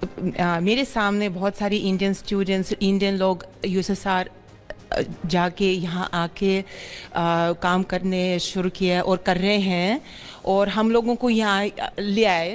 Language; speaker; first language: Hindi; non-native, fluent; Russian